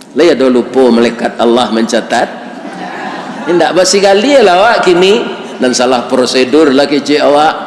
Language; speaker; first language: Malay; non-native, local second language; Minangkabau